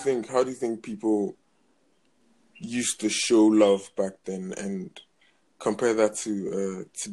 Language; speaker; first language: English; non-native, local second language; Akan